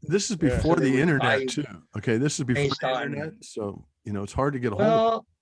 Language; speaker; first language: English; native; English